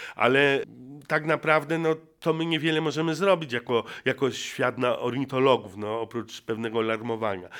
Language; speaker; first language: Polish; native; Polish